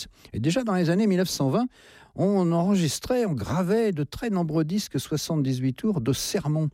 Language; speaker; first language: French; native; French